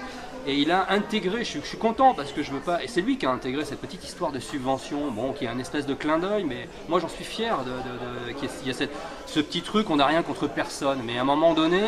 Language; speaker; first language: French; native; French